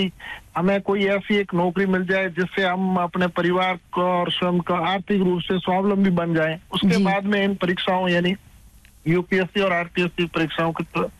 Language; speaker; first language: Hindi; native; Hindi